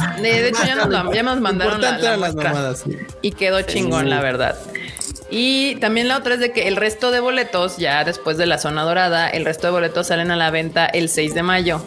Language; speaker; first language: Spanish; native; Spanish